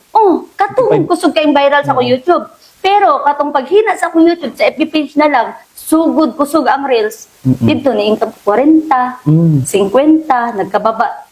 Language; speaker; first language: Cebuano; non-native, local second language; Chavacano